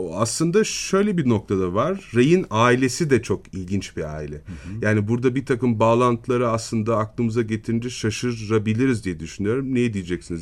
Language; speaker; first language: Turkish; native; Turkish